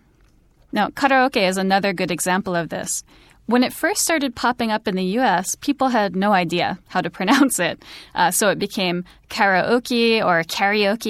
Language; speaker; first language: English; native; English